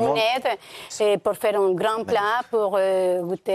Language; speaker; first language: French; non-native, local second language; Spanish